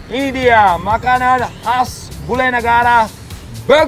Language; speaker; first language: Indonesian; non-native, learner; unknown